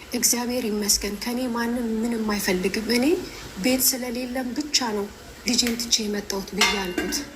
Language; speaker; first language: Amharic; native; Amharic